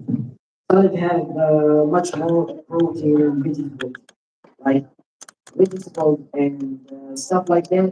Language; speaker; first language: English; non-native, learner; Arabic